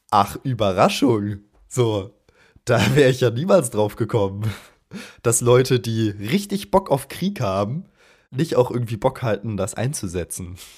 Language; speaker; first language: German; native; German